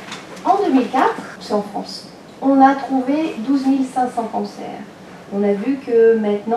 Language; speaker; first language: French; native; French